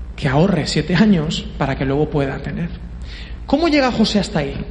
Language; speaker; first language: Spanish; native; Spanish